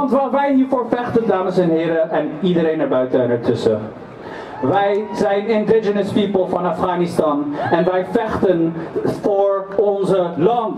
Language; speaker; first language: Dutch; early bilingual, other home language; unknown